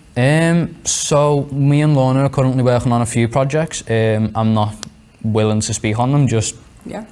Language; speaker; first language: English; native; English